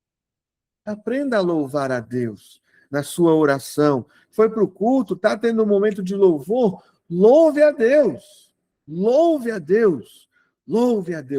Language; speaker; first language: Portuguese; native; Portuguese